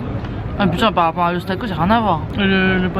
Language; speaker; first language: French; native; French